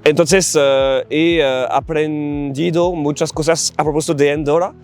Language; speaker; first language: Spanish; non-native, learner; French